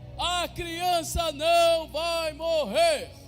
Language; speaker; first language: Portuguese; native; Portuguese